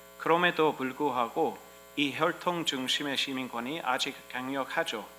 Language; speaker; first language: Korean; non-native, fluent; English